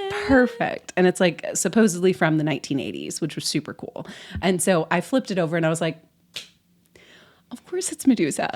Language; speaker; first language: English; native; English